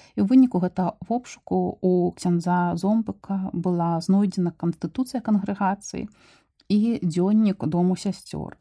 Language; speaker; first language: Belarusian; non-native, local second language; Russian